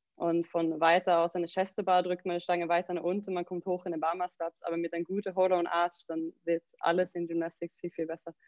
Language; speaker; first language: German; non-native, fluent; Swedish